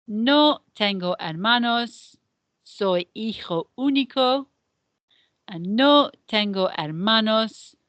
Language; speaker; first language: Spanish; non-native, fluent; English